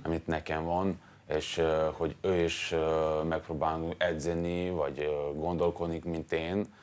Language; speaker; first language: Hungarian; non-native, learner; Serbian